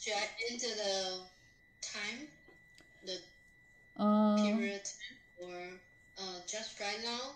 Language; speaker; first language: English; non-native, learner; Chinese